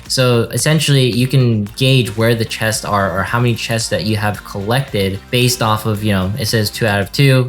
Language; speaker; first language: English; native; English